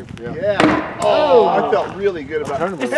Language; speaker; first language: English; native; English